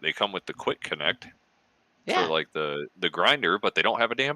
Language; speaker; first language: English; native; English